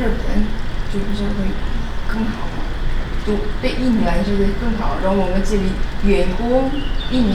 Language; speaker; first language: Chinese; non-native, fluent; Indonesian